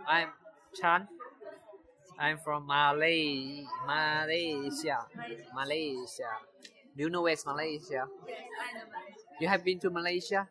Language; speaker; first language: English; non-native, fluent; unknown